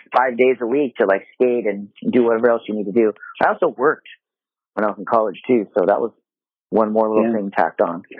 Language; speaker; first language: English; non-native, fluent; Japanese